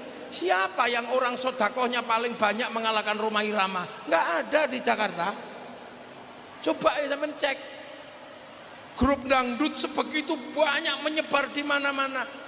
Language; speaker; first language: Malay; non-native, local second language; Javanese